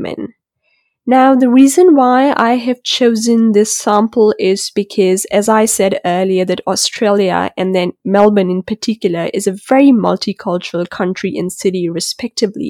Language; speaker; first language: English; non-native, local second language; Urdu